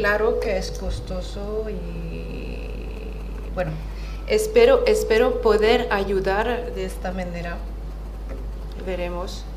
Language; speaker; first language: Spanish; non-native, fluent; French